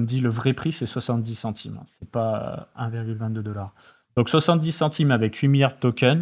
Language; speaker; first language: French; native; French